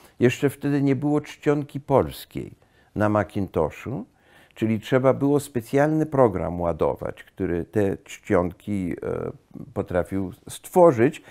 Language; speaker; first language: Polish; early bilingual, heritage; Polish